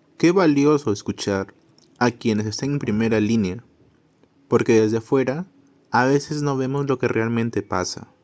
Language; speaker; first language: Spanish; native; Spanish